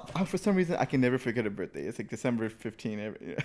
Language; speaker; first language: English; early bilingual, other home language; Burmese